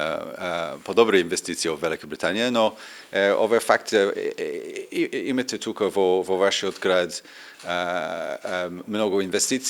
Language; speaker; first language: Macedonian; non-native, learner; English